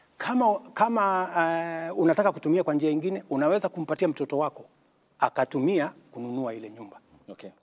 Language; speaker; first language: Swahili; non-native, local second language; Kalenjin